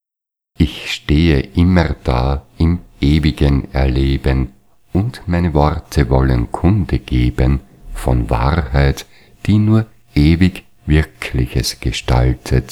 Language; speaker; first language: German; native; German